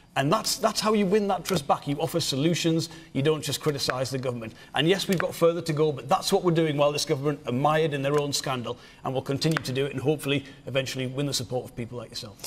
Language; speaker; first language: English; native; English